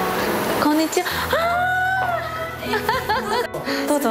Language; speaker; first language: Japanese; non-native, fluent; Chinese